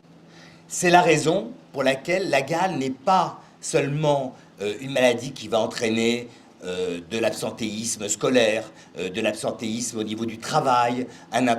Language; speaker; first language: French; native; French